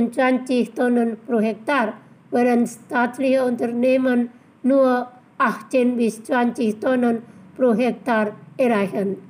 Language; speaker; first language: German; non-native, learner; Indonesian